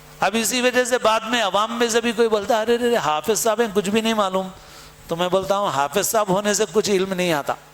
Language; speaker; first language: Urdu; native; Urdu